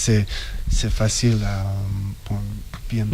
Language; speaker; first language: French; non-native, learner; English